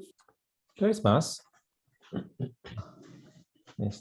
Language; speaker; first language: Spanish; non-native, fluent; English